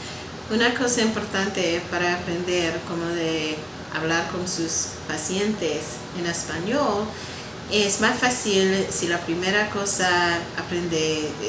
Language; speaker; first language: Spanish; non-native, learner; English